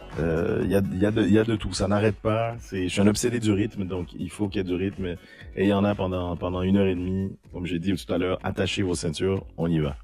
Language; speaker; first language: French; native; French